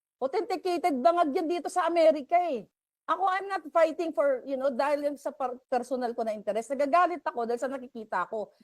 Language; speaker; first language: Filipino; native; Filipino